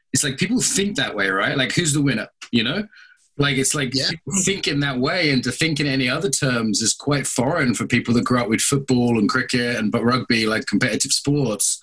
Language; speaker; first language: English; native; English